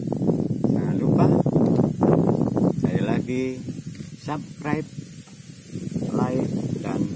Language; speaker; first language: Indonesian; native; Indonesian